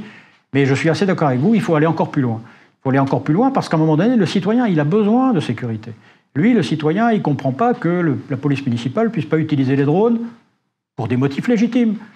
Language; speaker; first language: French; native; French